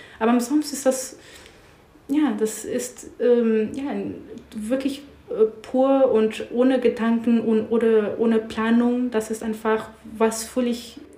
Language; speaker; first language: German; non-native, learner; English